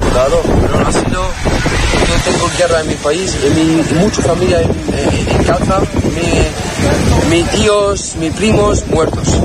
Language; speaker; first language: Spanish; non-native, learner; Arabic